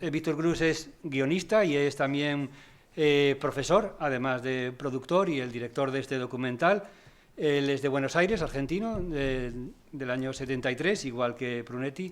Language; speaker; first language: Spanish; native; Spanish